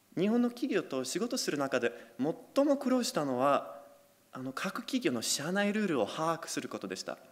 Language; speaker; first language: Japanese; non-native, fluent; Polish